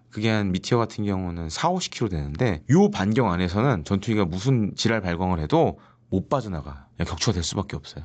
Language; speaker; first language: Korean; native; Korean